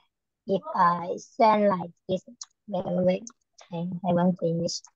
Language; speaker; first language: English; non-native, learner; Malay